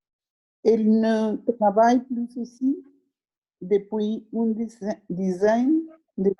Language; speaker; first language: French; non-native, learner; Spanish